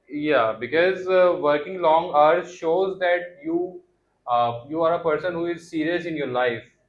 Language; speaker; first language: English; non-native, local second language; Hindi